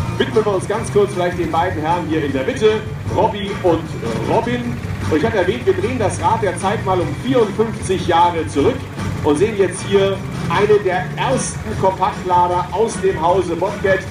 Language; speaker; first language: German; native; German